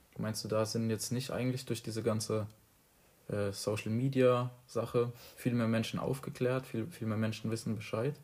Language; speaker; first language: German; native; German